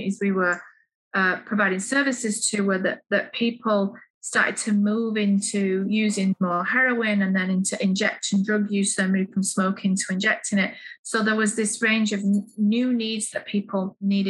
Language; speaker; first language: English; native; English